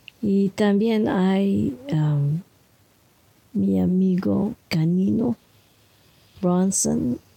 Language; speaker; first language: Spanish; non-native, fluent; French